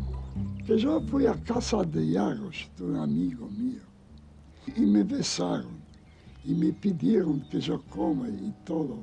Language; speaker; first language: Spanish; non-native, learner; Yiddish